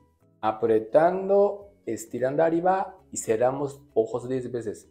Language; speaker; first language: Spanish; non-native, learner; Japanese